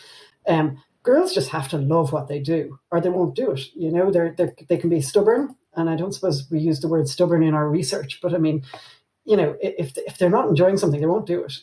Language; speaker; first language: English; native; English